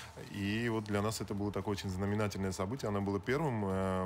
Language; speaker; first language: Russian; native; Russian